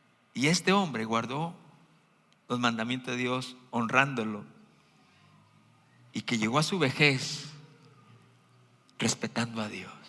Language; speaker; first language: Spanish; native; Spanish